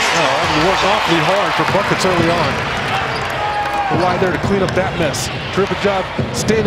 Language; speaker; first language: English; native; English